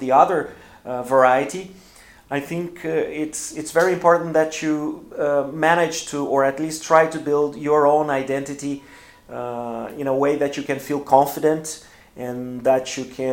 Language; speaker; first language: English; non-native, fluent; Portuguese